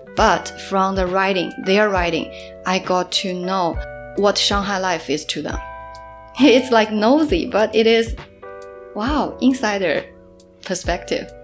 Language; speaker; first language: English; non-native, fluent; Chinese